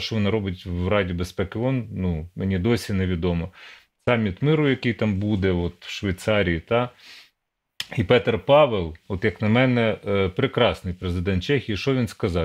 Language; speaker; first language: Ukrainian; native; Ukrainian